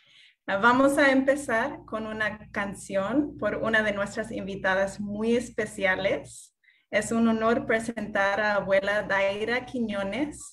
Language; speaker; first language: Spanish; non-native, fluent; English